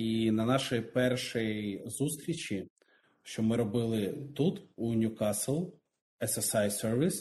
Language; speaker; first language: Ukrainian; non-native, local second language; Russian